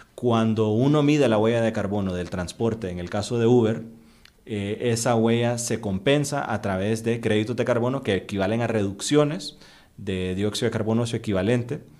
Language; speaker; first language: Spanish; native; Spanish